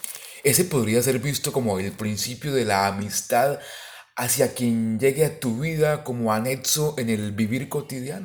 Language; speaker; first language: Spanish; native; Spanish